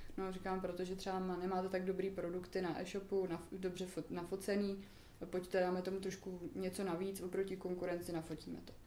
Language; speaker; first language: Czech; native; Czech